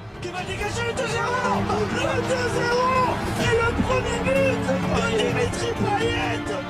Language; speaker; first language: French; native; French